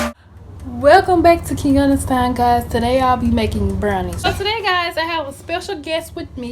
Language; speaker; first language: English; native; English